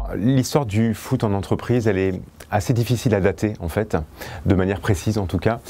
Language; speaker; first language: French; native; French